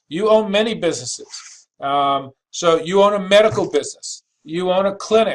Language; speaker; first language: English; native; English